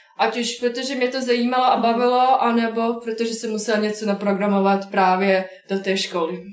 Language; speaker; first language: Czech; non-native, fluent; Bosnian